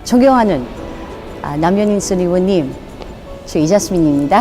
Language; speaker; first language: Korean; non-native, fluent; Filipino